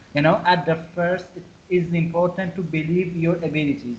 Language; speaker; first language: English; non-native, learner; Persian